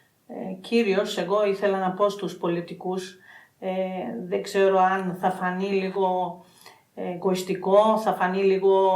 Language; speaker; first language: Greek; non-native, fluent; Albanian